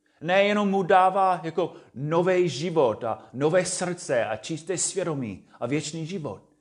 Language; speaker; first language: Czech; non-native, fluent; English